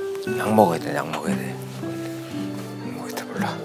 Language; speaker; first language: Korean; native; Korean